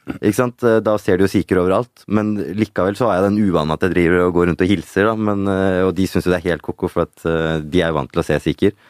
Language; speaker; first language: Norwegian; early bilingual, other home language; Punjabi